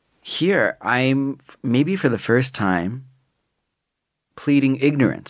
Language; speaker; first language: English; native; English